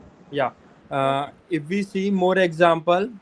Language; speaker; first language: English; non-native, local second language; Hindi